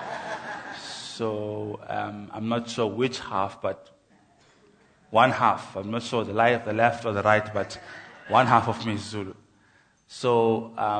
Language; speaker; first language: English; non-native, local second language; Xhosa